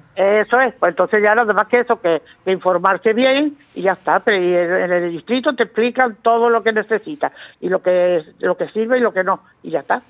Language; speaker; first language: Spanish; native; Spanish